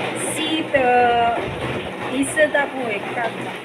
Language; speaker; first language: Chinese; non-native, learner; Indonesian